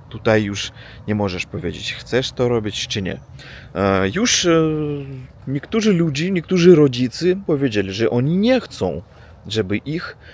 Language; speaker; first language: Polish; non-native, learner; Russian